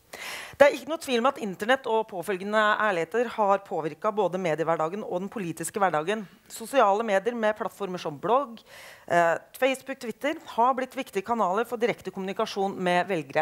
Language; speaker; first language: Norwegian; native; Norwegian